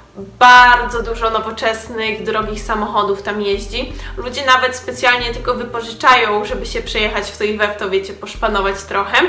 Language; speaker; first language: Polish; native; Polish